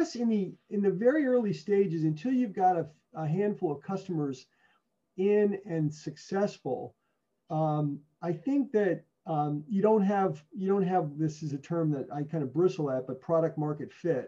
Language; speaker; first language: English; native; English